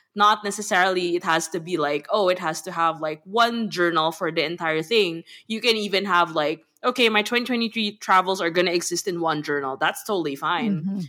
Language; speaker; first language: English; non-native, local second language; Filipino